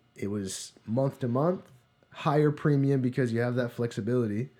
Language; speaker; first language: English; native; English